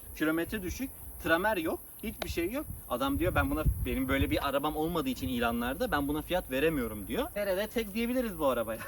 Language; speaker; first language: Turkish; native; Turkish